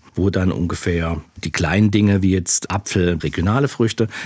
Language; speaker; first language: German; native; German